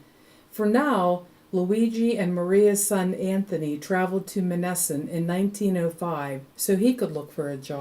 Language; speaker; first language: English; native; English